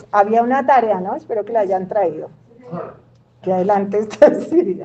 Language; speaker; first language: Spanish; native; Spanish